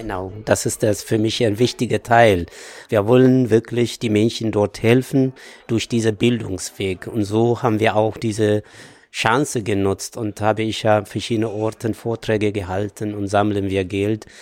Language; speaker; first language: German; non-native, fluent; Amharic